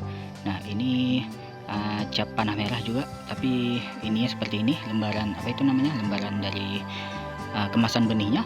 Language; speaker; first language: Indonesian; native; Indonesian